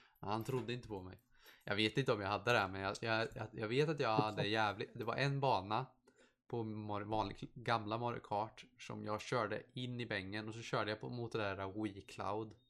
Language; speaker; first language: Swedish; native; Swedish